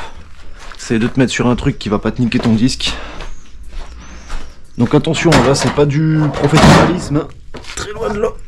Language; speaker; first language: French; native; French